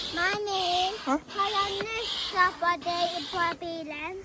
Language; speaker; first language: Swedish; early bilingual, other home language; Mongolian